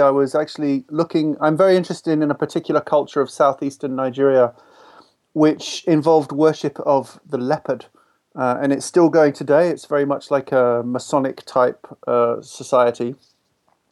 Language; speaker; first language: English; native; English